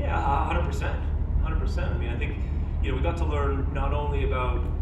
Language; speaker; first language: English; native; English